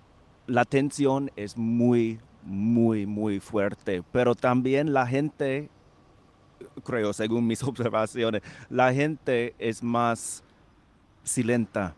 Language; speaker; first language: Spanish; non-native, fluent; English